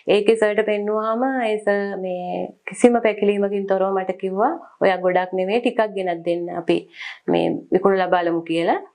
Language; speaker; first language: Sinhala; native; Sinhala